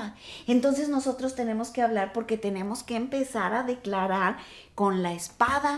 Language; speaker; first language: Spanish; native; Spanish